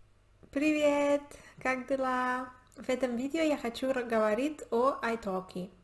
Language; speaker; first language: Russian; non-native, learner; Spanish